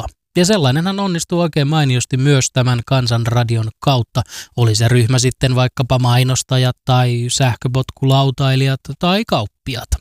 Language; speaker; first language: Finnish; native; Finnish